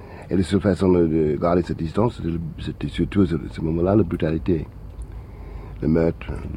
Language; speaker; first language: French; non-native, fluent; English